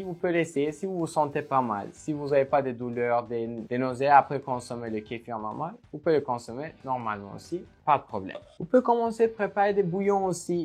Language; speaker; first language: French; non-native, fluent; Turkish